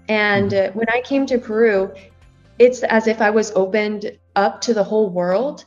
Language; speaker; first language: English; native; English